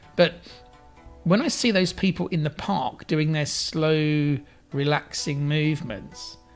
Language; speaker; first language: English; native; English